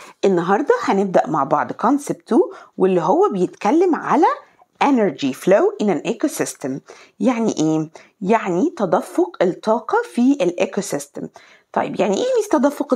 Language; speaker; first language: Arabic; native; Arabic